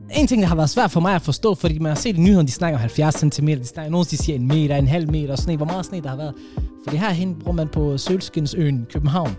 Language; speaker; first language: Danish; early bilingual, other home language; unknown